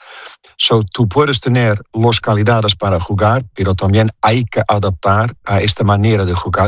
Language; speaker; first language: Spanish; non-native, fluent; Dutch